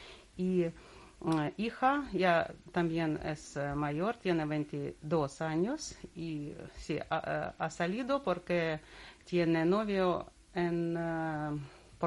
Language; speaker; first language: Spanish; non-native, learner; Russian